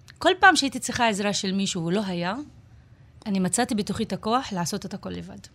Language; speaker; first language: Hebrew; non-native, local second language; Arabic